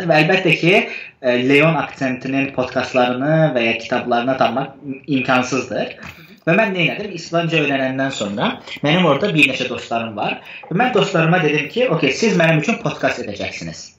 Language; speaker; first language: Azerbaijani; non-native, fluent; Turkish